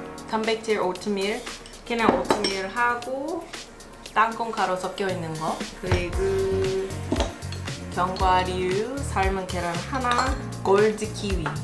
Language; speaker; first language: Korean; non-native, fluent; English